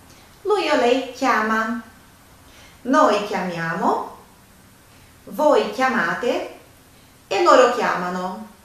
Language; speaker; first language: Italian; non-native, fluent; Portuguese